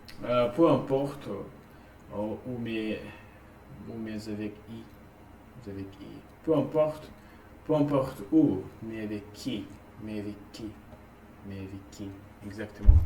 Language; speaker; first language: French; non-native, learner; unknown